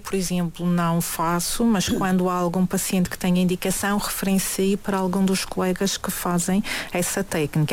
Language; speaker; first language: Portuguese; native; Portuguese